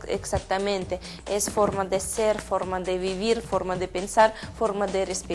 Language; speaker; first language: Spanish; non-native, learner; Russian